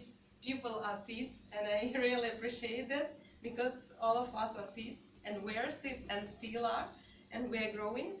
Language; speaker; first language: English; non-native, fluent; Russian